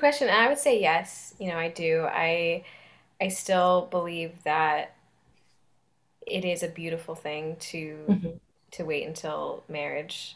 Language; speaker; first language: English; native; English